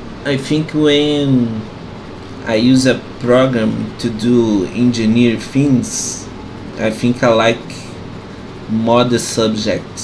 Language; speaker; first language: English; non-native, fluent; Portuguese